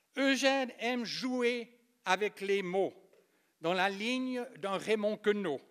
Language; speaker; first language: French; native; French